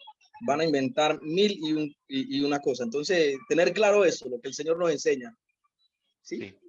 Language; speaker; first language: Spanish; native; Spanish